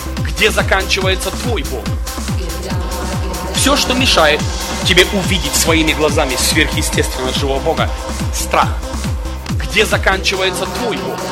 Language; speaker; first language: Russian; native; Russian